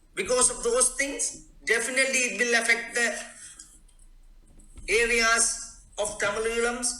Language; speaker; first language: English; non-native, local second language; Tamil